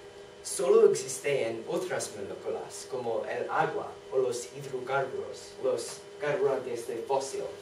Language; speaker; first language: Spanish; non-native, learner; English